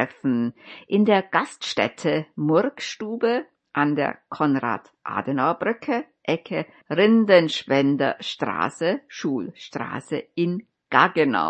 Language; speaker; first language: German; native; German